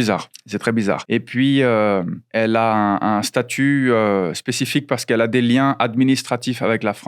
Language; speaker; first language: French; non-native, fluent; Portuguese